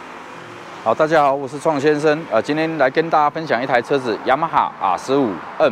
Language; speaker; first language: Chinese; native; Chinese